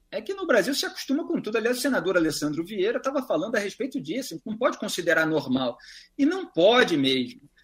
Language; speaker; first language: Portuguese; native; Portuguese